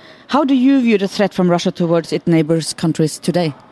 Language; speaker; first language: English; non-native, fluent; Norwegian